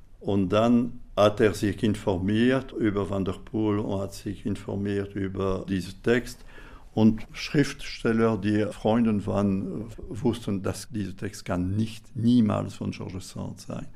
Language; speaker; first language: German; non-native, fluent; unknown